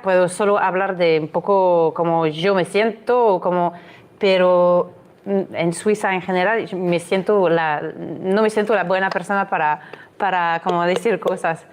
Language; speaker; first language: Spanish; non-native, fluent; French